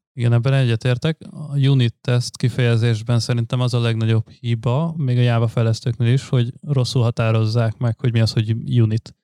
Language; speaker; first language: Hungarian; native; Hungarian